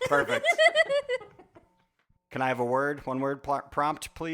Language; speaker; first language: English; native; English